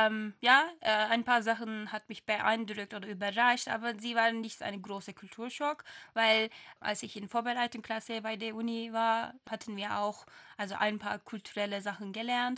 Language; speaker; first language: German; non-native, learner; Turkish